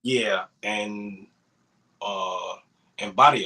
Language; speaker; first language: Spanish; early bilingual, heritage; English